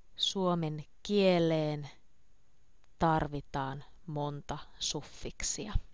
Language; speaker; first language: Finnish; non-native, fluent; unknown